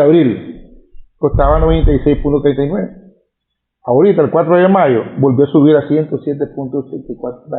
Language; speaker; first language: Spanish; native; Spanish